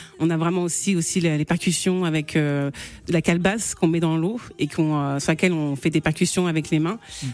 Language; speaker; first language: French; native; French